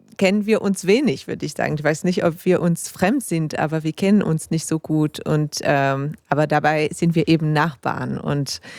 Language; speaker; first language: German; non-native, local second language; French